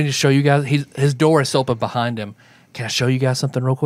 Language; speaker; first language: English; native; English